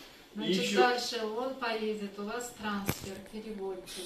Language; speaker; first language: Russian; native; Russian